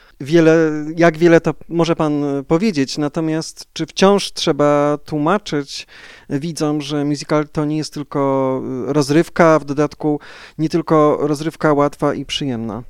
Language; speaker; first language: Polish; native; Polish